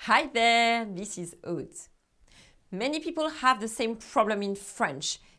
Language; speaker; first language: English; non-native, fluent; French